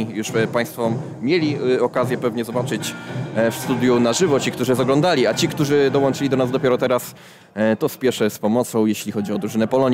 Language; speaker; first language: Polish; native; Polish